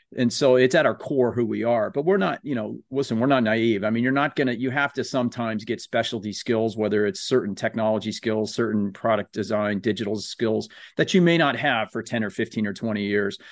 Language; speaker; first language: English; native; English